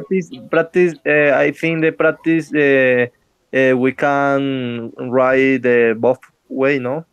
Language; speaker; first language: English; non-native, learner; Spanish